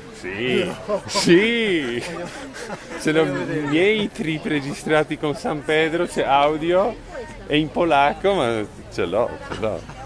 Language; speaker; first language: Italian; non-native, fluent; Polish